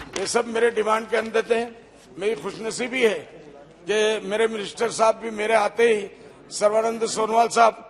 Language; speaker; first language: Hindi; non-native, local second language; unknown